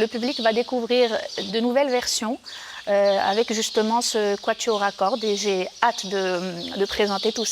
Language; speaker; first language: French; non-native, local second language; Arabic